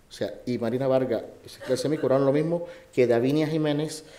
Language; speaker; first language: Spanish; native; Spanish